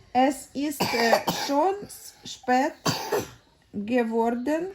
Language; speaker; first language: German; non-native, learner; Ukrainian